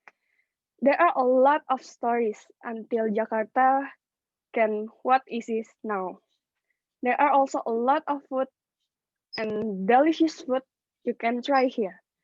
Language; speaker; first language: English; non-native, local second language; Indonesian